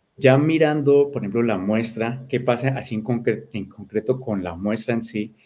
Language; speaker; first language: Spanish; early bilingual, heritage; Spanish